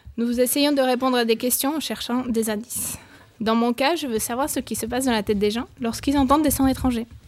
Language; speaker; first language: French; non-native, fluent; Spanish